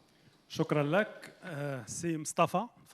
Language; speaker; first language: Arabic; native; Arabic